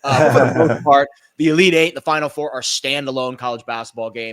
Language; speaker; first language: English; native; English